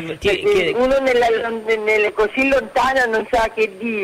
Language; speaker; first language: Italian; native; Italian